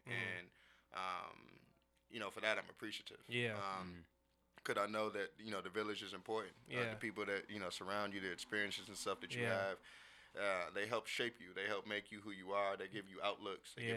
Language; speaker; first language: English; native; English